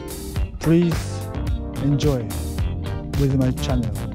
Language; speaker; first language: English; non-native, learner; Japanese